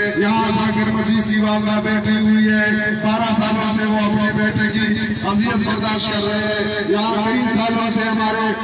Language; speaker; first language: Urdu; non-native, local second language; Baluchi